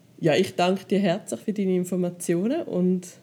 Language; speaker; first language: German; native; German